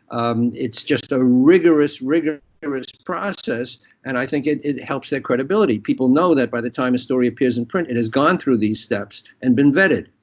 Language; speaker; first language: English; native; English